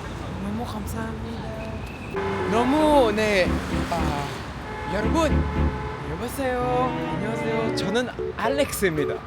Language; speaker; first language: Korean; non-native, learner; Filipino